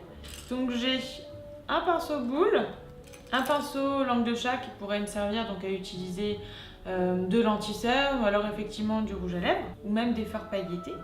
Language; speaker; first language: French; native; French